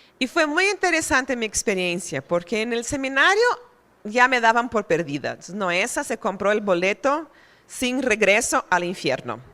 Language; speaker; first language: Spanish; non-native, fluent; Portuguese